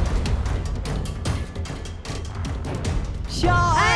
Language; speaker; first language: Chinese; native; Chinese